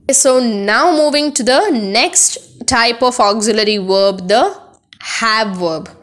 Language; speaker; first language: English; non-native, local second language; Tamil